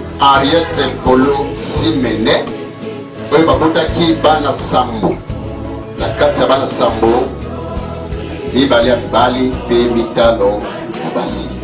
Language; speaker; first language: Lingala; native; Lingala